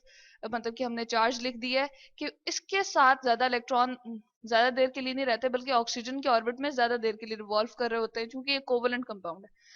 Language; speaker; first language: Hindi; non-native, local second language; Punjabi